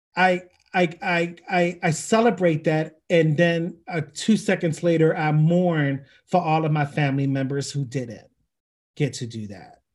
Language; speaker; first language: English; native; English